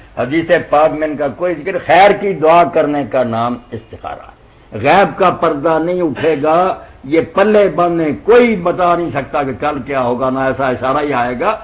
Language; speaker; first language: Urdu; non-native, local second language; Punjabi